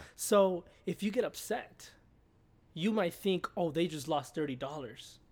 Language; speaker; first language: English; early bilingual, other home language; Spanish